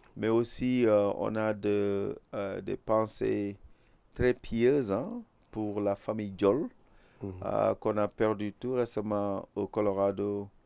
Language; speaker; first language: French; non-native, local second language; Wolof